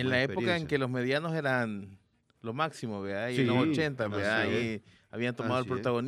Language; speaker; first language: Spanish; native; Spanish